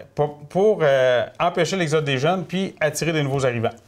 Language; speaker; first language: French; native; French